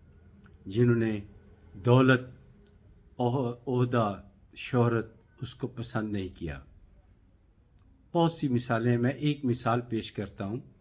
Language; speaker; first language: Urdu; native; Urdu